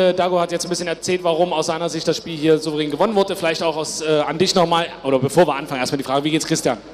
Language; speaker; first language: German; native; German